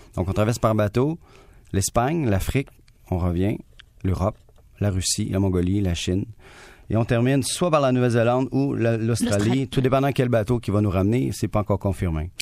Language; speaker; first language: French; native; French